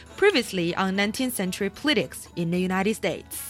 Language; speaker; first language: English; non-native, fluent; Chinese